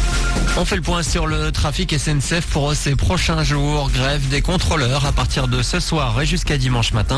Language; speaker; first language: French; native; French